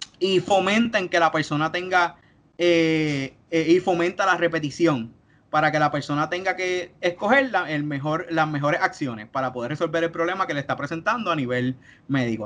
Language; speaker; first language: Spanish; native; Spanish